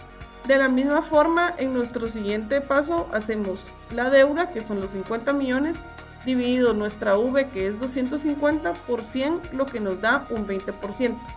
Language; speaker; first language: Spanish; native; Spanish